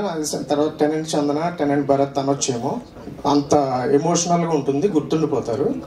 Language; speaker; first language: Telugu; native; Telugu